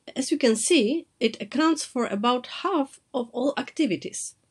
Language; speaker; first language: English; non-native, fluent; Polish